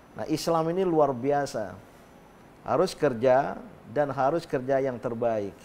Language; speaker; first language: Indonesian; native; Indonesian